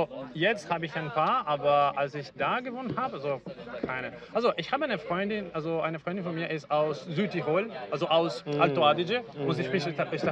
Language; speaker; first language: German; non-native, fluent; Portuguese